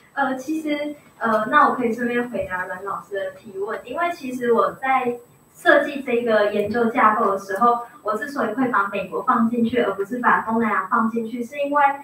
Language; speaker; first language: Chinese; native; Chinese